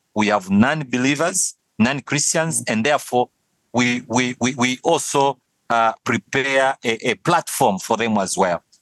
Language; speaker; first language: English; non-native, fluent; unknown